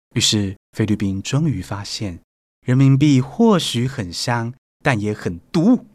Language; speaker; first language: Chinese; native; Chinese